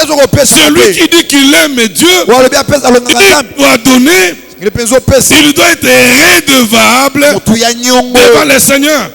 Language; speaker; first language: French; non-native, local second language; Lingala